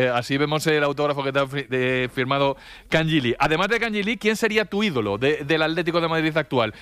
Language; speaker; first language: Spanish; native; Spanish